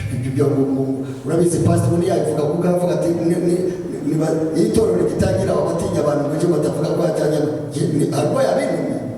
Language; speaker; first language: Kinyarwanda; early bilingual, heritage; Kinyarwanda